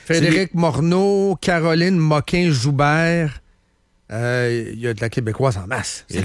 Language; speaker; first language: French; native; French